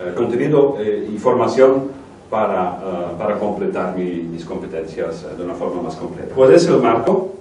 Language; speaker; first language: Spanish; non-native, fluent; Dutch